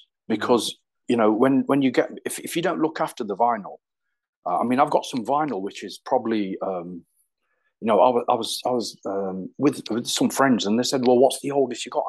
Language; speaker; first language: English; native; English